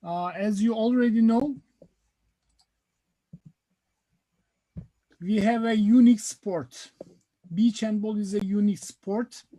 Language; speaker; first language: English; non-native, fluent; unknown